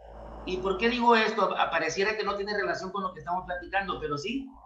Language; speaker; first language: Spanish; native; Spanish